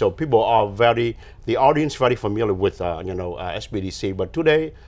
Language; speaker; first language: English; non-native, fluent; Vietnamese